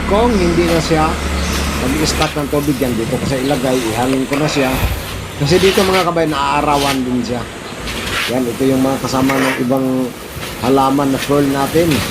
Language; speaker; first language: Filipino; non-native, local second language; Cebuano